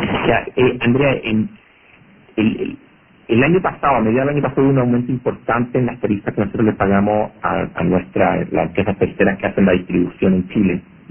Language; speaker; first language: Spanish; native; Spanish